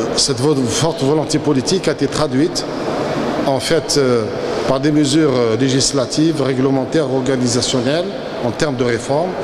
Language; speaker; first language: French; non-native, local second language; Arabic